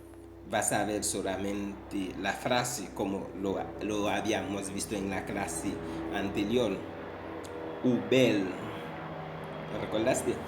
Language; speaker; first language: Spanish; non-native, fluent; Haitian Creole